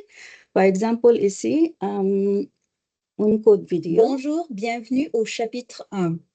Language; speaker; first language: French; non-native, learner; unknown